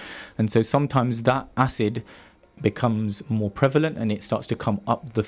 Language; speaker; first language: English; native; English